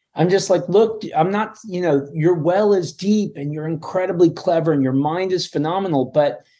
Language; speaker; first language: English; native; English